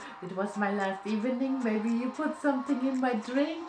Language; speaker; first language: English; non-native, learner; German